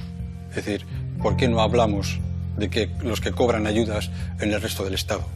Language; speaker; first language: Spanish; native; Spanish